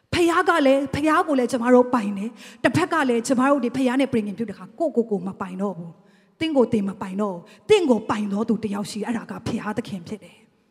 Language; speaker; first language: Burmese; non-native, local second language; Tedim Chin